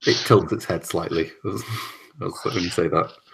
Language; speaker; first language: English; native; English